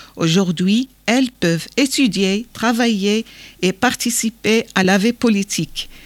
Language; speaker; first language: French; non-native, local second language; Arabic